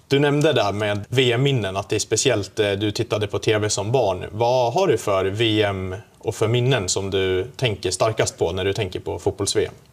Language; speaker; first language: Swedish; native; Swedish